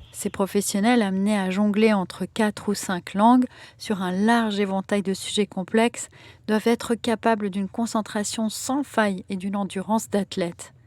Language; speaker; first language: French; native; French